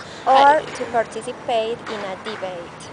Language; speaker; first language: English; non-native, learner; Spanish